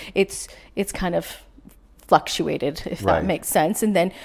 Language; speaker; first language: English; native; English